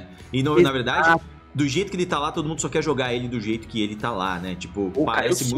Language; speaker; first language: Portuguese; native; Portuguese